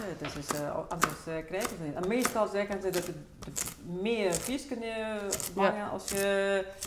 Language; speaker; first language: Dutch; non-native, fluent; Russian